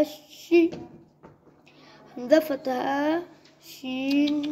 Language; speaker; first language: Arabic; non-native, learner; Urdu